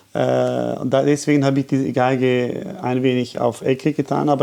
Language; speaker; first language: German; non-native, fluent; Turkish